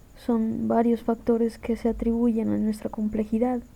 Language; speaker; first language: Spanish; early bilingual, heritage; Spanish